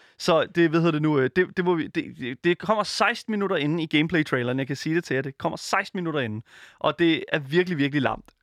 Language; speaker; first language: Danish; native; Danish